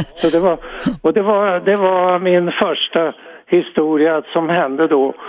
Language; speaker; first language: Swedish; native; Swedish